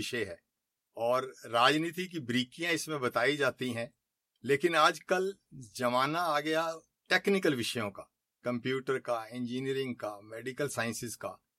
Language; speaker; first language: Hindi; native; Hindi